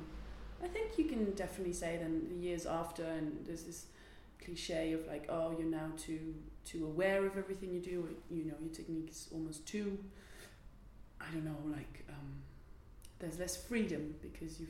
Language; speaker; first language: English; non-native, fluent; Dutch